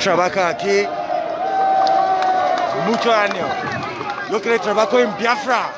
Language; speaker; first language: Spanish; non-native, learner; Igbo